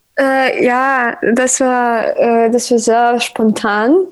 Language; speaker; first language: German; non-native, learner; Ukrainian